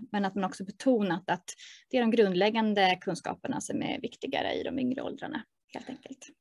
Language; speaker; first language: Swedish; native; Swedish